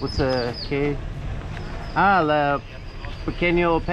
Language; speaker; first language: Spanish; non-native, learner; English